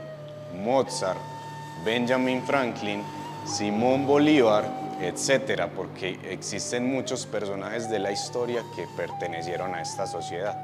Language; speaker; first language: Spanish; native; Spanish